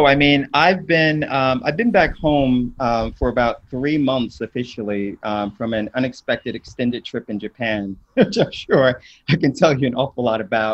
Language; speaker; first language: English; native; English